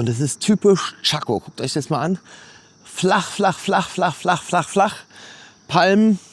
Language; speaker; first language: German; native; German